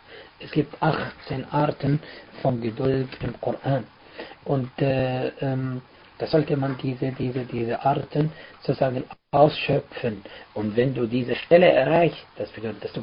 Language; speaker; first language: German; non-native, fluent; Arabic